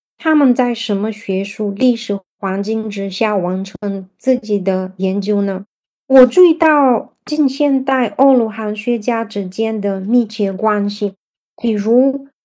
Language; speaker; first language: Chinese; non-native, fluent; Bulgarian